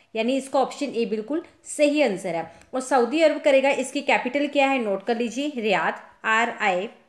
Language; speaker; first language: Hindi; non-native, local second language; Punjabi